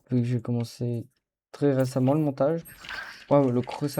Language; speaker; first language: French; native; French